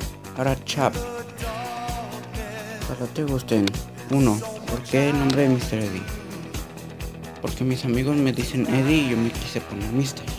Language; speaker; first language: Spanish; early bilingual, other home language; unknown